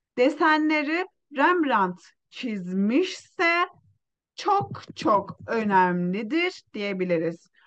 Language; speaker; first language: Turkish; non-native, fluent; Uyghur